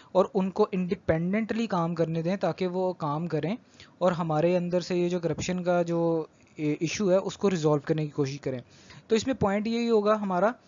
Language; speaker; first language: Urdu; native; Urdu